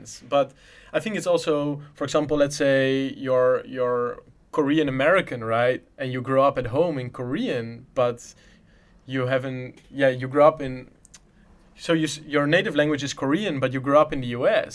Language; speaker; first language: English; non-native, fluent; Dutch